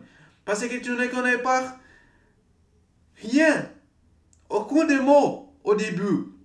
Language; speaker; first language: French; non-native, learner; Portuguese